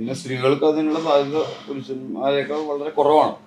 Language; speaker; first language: Malayalam; native; Malayalam